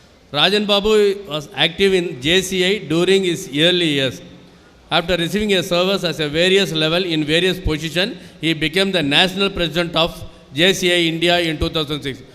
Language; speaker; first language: English; non-native, local second language; Tamil